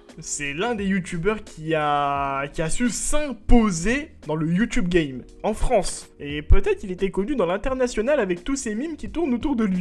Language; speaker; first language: French; native; French